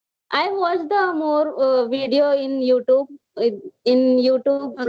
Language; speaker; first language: English; non-native, learner; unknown